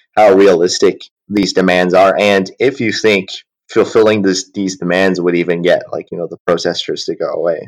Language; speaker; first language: English; early bilingual, other home language; Chinese